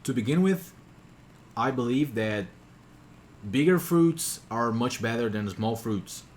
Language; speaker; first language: English; non-native, fluent; Portuguese